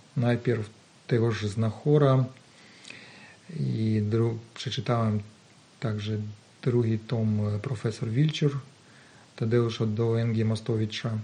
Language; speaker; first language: Polish; non-native, learner; Ukrainian